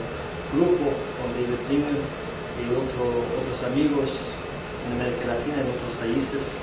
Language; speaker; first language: Spanish; non-native, fluent; English